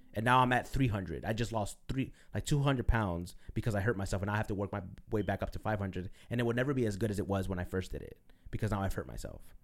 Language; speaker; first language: English; early bilingual, other home language; Spanish